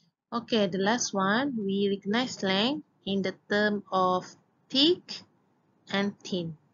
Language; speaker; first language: English; non-native, local second language; Malay